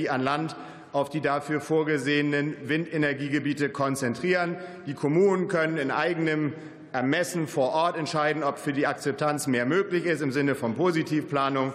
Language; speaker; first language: German; native; German